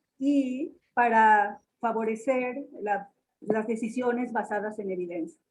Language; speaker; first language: Spanish; native; Spanish